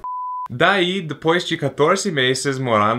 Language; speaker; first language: Portuguese; non-native, fluent; English